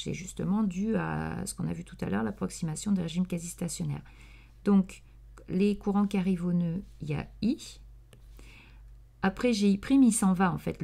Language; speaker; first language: French; native; French